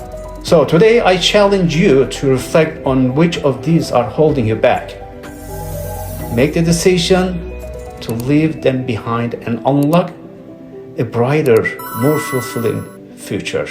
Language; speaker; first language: English; non-native, fluent; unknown